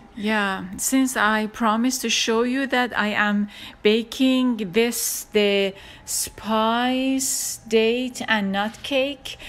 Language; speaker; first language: English; non-native, fluent; Persian